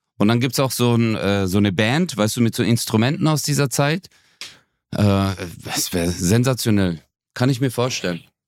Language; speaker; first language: German; native; German